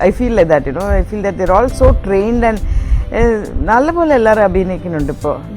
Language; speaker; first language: Malayalam; non-native, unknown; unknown